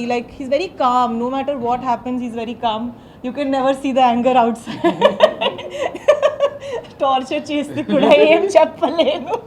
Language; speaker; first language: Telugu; non-native, learner; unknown